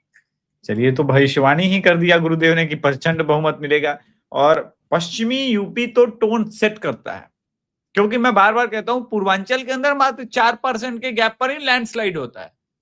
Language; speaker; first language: Hindi; native; Hindi